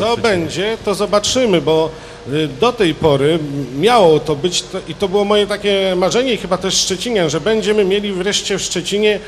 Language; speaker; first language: Polish; native; Polish